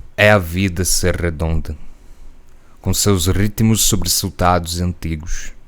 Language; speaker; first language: Portuguese; native; Portuguese